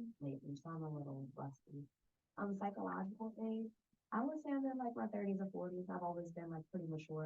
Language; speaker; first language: English; native; English